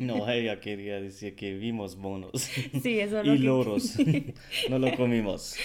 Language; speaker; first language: Spanish; non-native, fluent; German